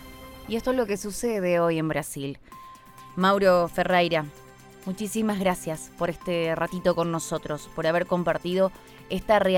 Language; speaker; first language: Spanish; native; Spanish